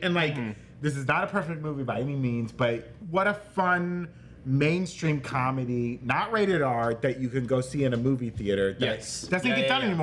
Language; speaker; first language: English; native; English